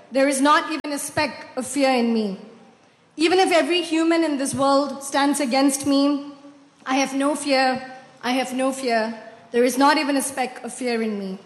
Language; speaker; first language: English; non-native, local second language; Tamil